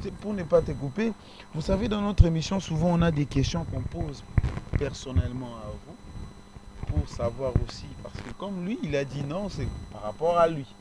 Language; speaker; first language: French; non-native, local second language; Lingala